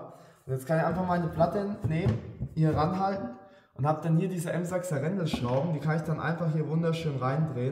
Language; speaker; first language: German; native; German